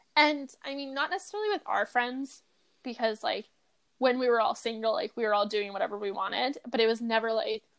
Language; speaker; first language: English; native; English